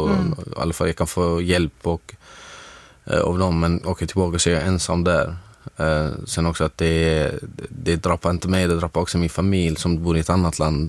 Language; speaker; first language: Swedish; non-native, fluent; Arabic